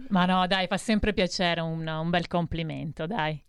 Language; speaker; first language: Italian; native; Italian